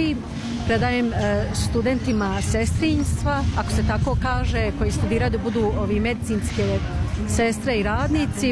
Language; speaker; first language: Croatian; early bilingual, other home language; Bosnian